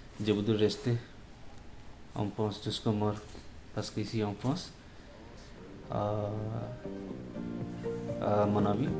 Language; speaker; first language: French; non-native, learner; Bangla